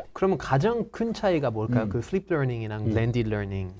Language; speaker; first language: Korean; non-native, fluent; French